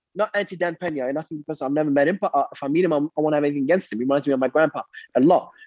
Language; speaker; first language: English; early bilingual, other home language; Arabic